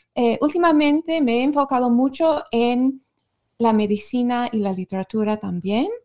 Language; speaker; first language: Spanish; non-native, fluent; English